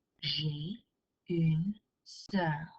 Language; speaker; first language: French; non-native, fluent; English